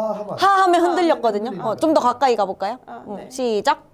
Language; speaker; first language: Korean; native; Korean